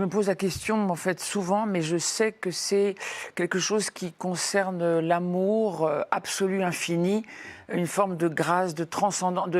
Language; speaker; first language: French; native; French